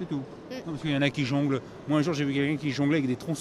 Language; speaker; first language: French; native; French